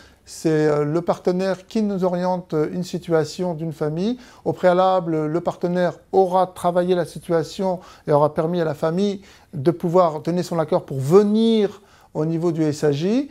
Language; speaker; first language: French; native; French